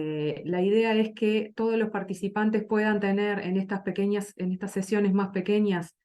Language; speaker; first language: Spanish; native; Spanish